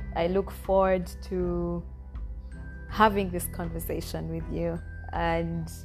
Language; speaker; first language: English; non-native, local second language; Acoli